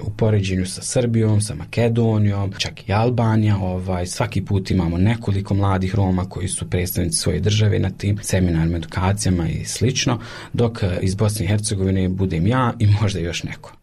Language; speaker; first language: Serbian; native; Serbian